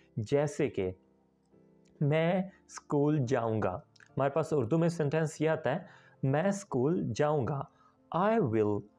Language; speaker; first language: Urdu; native; Urdu